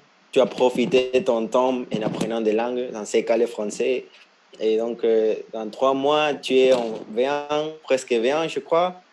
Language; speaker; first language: French; non-native, fluent; Spanish